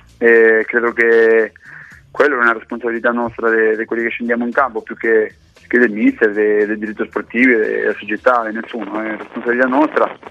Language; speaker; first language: Italian; non-native, fluent; Spanish